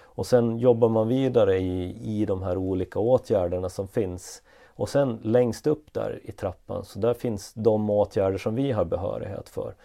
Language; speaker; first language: Swedish; native; Swedish